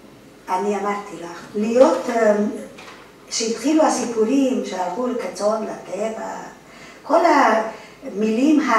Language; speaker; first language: Hebrew; non-native, fluent; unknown